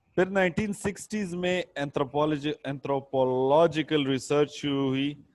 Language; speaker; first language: Urdu; non-native, local second language; Pashto